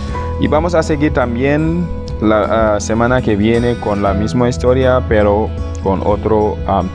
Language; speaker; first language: Spanish; non-native, fluent; Wolof